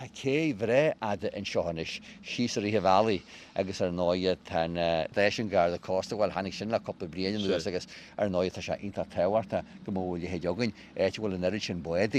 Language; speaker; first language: Irish; native; Irish